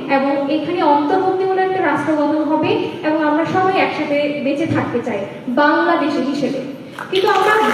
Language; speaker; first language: Bangla; non-native, local second language; Chakma